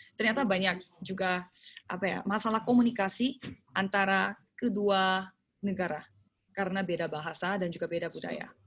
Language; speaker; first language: Indonesian; early bilingual, other home language; Korean